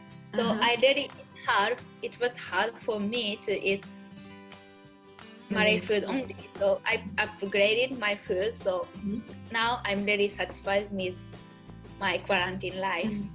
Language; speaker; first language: English; non-native, learner; Japanese